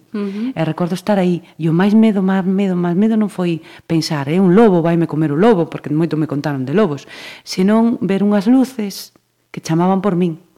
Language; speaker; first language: Galician; native; Galician